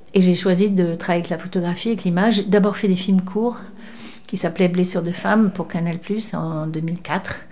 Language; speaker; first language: French; native; French